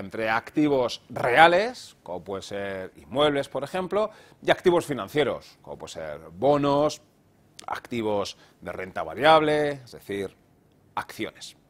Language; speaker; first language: Spanish; native; Spanish